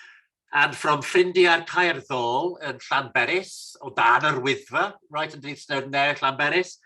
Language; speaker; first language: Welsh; non-native, fluent; English